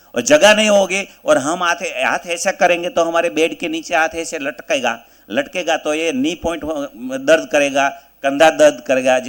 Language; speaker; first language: Hindi; non-native, local second language; Gujarati